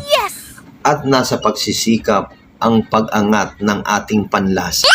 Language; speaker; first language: Filipino; native; Filipino